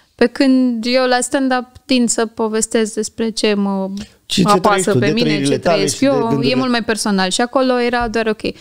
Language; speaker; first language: Romanian; native; Romanian